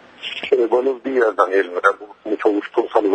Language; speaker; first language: Spanish; native; Spanish